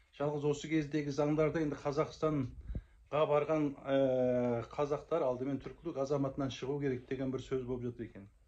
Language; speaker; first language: Kazakh; early bilingual, heritage; Kazakh